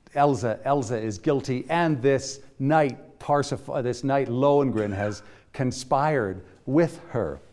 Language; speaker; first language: English; native; English